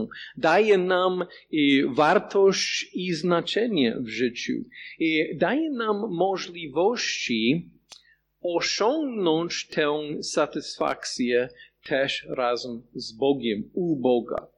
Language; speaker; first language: Polish; non-native, fluent; English